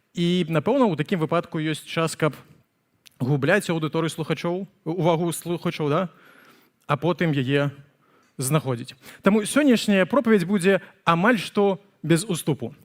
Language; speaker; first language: Belarusian; native; Belarusian